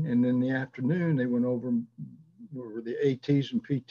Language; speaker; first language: English; native; English